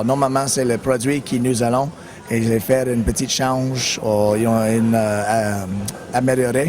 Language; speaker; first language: French; non-native, learner; English